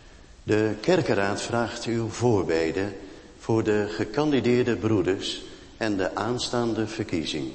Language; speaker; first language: Dutch; native; Dutch